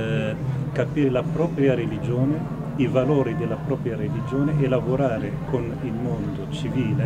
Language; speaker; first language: Italian; non-native, fluent; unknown